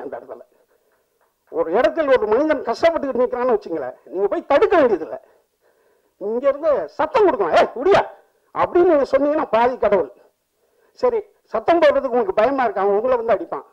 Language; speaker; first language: Tamil; native; Tamil